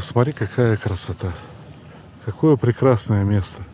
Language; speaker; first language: Russian; native; Russian